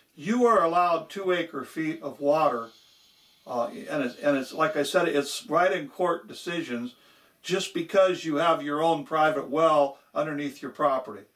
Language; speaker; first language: English; native; English